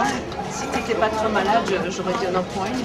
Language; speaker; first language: French; non-native, local second language; Malagasy